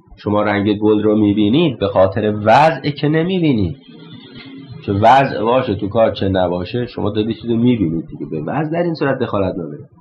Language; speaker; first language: Persian; native; Persian